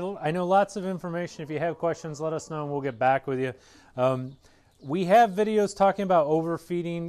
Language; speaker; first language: English; native; English